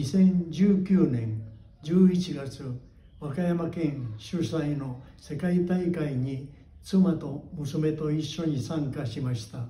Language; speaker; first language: Japanese; early bilingual, heritage; Japanese